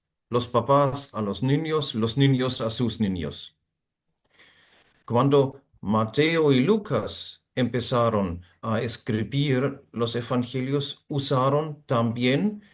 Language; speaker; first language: Spanish; non-native, fluent; German